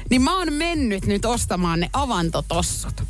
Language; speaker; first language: Finnish; native; Finnish